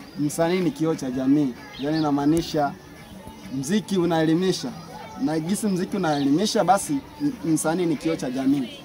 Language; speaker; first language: Swahili; native; Swahili